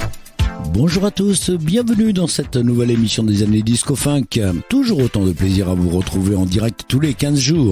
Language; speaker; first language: French; native; French